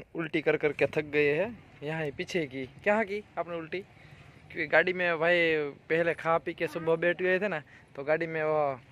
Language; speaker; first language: Hindi; non-native, local second language; Gujarati